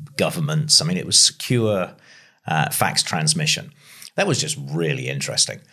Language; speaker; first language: English; native; English